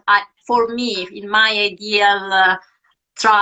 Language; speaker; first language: English; non-native, fluent; Italian